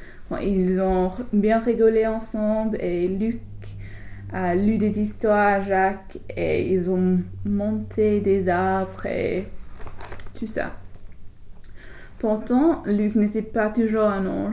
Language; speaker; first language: French; non-native, learner; English